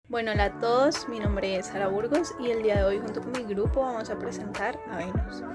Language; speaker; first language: Spanish; native; Spanish